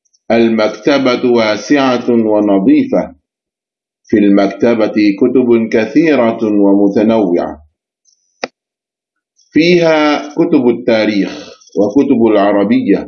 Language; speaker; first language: Arabic; non-native, learner; Indonesian